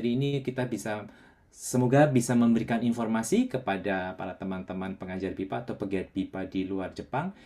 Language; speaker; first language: Indonesian; non-native, local second language; Javanese